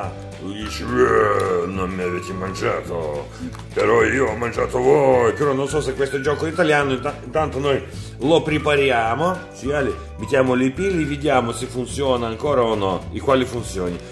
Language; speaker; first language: Italian; non-native, fluent; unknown